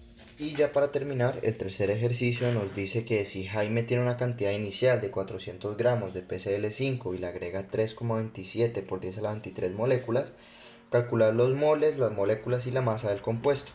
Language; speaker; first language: Spanish; native; Spanish